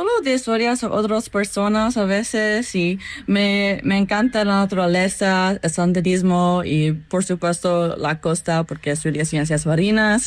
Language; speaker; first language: Spanish; non-native, learner; English